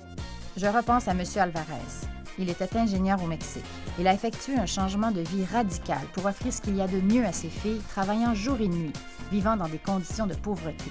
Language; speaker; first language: French; native; French